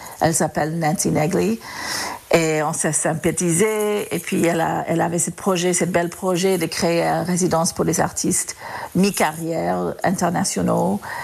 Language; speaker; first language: French; non-native, fluent; English